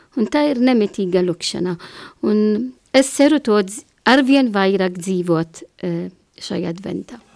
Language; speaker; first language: Latvian; non-native, learner; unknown